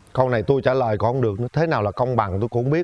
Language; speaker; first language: Vietnamese; native; Vietnamese